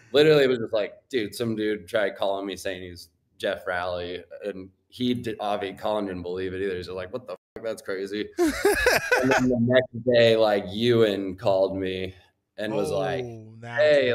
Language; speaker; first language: English; native; English